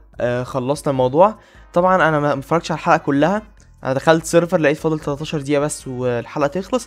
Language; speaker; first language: Arabic; native; Arabic